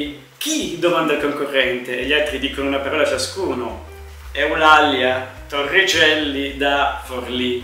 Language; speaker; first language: Italian; native; Italian